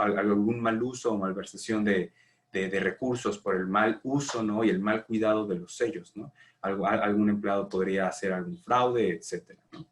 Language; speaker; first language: Spanish; native; Spanish